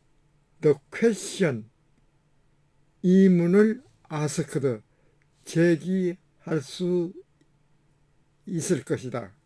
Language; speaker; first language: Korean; native; Korean